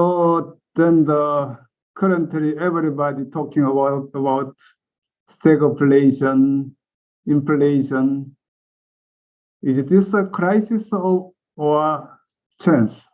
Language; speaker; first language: English; non-native, learner; Korean